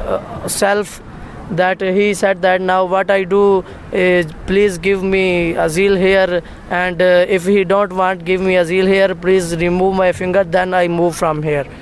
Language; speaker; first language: English; non-native, learner; Punjabi